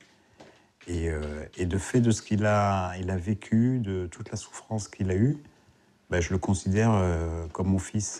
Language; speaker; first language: French; native; French